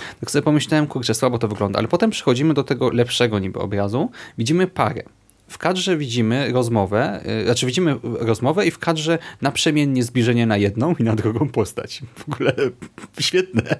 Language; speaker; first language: Polish; native; Polish